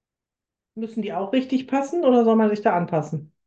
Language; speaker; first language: German; native; German